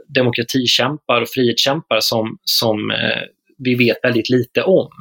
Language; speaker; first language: Swedish; native; Swedish